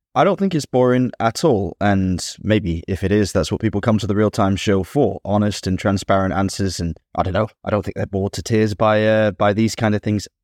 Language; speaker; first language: English; native; English